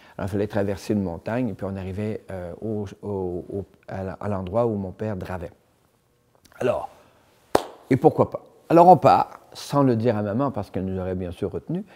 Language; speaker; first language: French; native; French